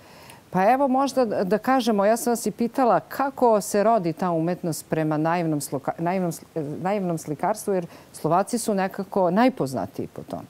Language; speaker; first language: Serbian; native; Serbian